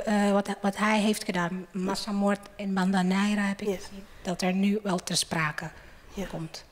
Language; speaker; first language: Dutch; non-native, fluent; Indonesian